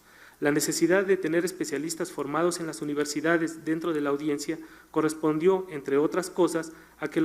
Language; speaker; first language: Spanish; native; Spanish